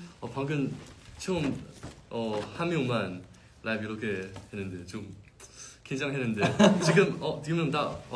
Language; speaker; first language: Korean; non-native, learner; Chinese